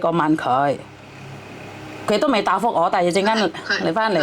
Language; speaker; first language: Cantonese; non-native, fluent; Javanese